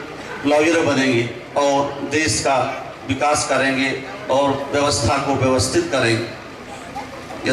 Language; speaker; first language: Hindi; native; Hindi